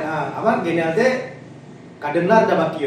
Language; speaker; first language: Turkish; non-native, learner; Indonesian